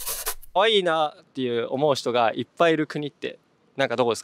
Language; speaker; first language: Japanese; native; Japanese